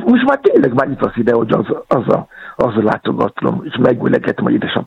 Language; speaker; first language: Hungarian; non-native, fluent; Yoruba